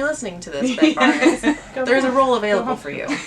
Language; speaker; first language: English; native; English